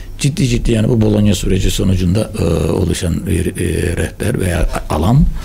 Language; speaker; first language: Turkish; native; Turkish